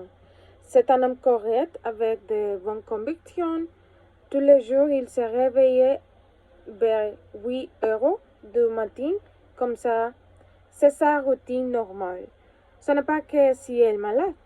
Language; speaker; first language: French; non-native, learner; Spanish